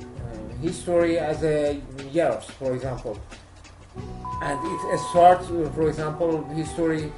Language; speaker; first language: English; non-native, learner; Persian